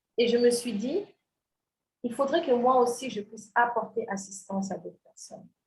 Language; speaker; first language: French; non-native, local second language; Wolof